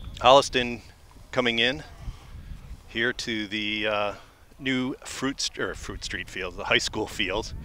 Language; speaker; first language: English; native; English